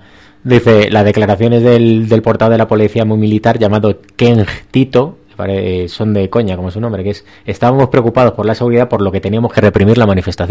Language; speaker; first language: Spanish; native; Spanish